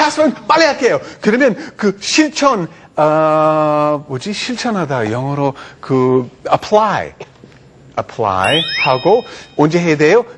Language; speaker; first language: Korean; non-native, fluent; English